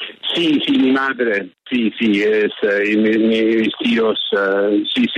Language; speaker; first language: Spanish; early bilingual, heritage; English